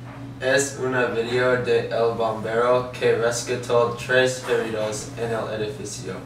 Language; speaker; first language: Spanish; non-native, learner; English